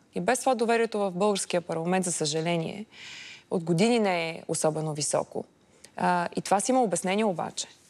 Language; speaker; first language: Bulgarian; native; Bulgarian